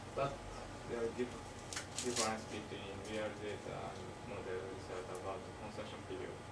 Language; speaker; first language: English; non-native, learner; Japanese